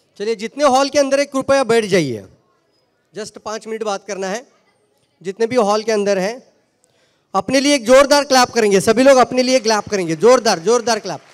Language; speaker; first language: Hindi; non-native, local second language; Marathi